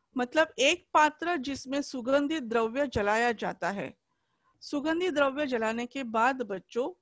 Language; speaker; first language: Hindi; non-native, local second language; Marathi